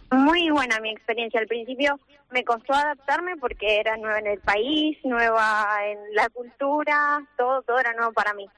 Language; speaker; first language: Spanish; native; Spanish